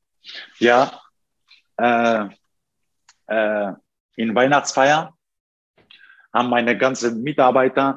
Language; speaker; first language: German; non-native, fluent; Turkish